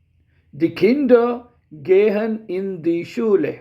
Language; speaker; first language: German; non-native, fluent; Urdu